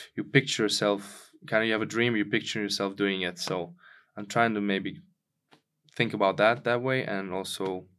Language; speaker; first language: English; non-native, fluent; Czech